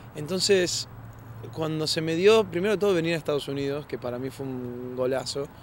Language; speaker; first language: Spanish; native; Spanish